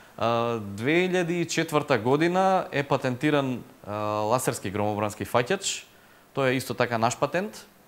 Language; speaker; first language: Macedonian; native; Macedonian